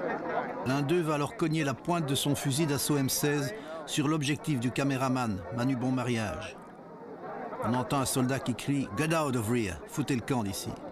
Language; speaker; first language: French; native; French